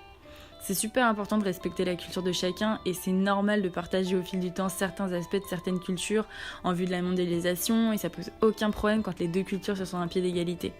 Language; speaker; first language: French; native; French